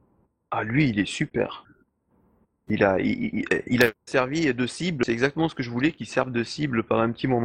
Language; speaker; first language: French; native; French